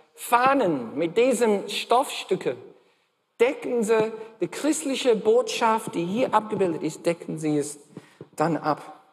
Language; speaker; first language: German; non-native, fluent; English